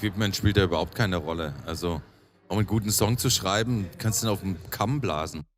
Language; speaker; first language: German; native; German